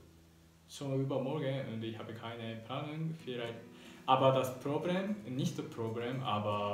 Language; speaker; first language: German; non-native, learner; Japanese